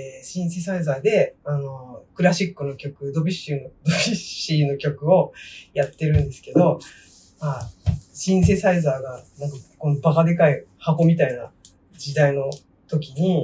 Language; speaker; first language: Japanese; native; Japanese